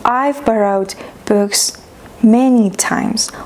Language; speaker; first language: English; non-native, fluent; Persian